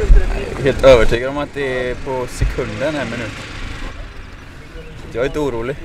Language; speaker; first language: Swedish; native; Swedish